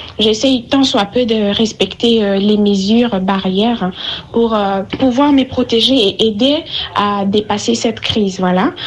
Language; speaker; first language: French; non-native, local second language; Lingala